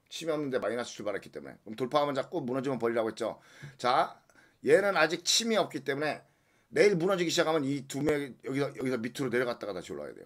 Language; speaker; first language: Korean; native; Korean